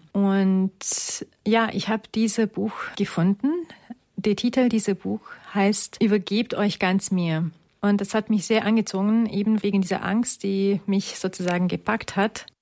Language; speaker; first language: German; non-native, fluent; Romanian